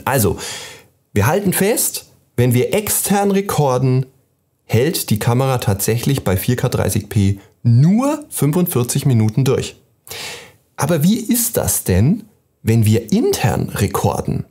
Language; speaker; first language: German; native; German